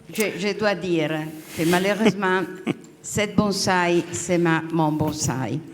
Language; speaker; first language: French; non-native, learner; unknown